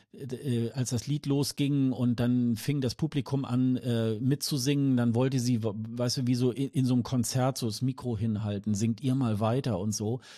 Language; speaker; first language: German; native; German